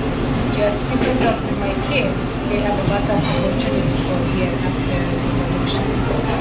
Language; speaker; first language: English; non-native, learner; Persian